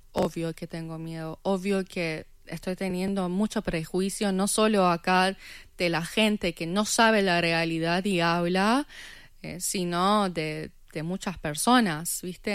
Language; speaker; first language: Spanish; non-native, fluent; Persian